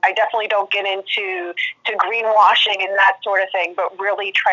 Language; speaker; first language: English; native; English